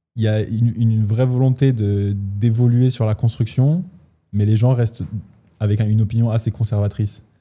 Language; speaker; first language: French; native; French